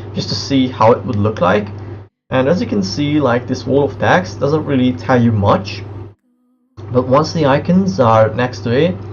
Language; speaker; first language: English; non-native, fluent; Hungarian